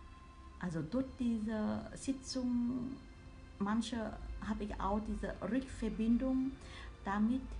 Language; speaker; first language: German; non-native, learner; Vietnamese